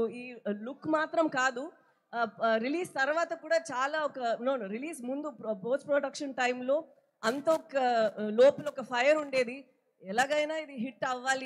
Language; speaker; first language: Telugu; non-native, local second language; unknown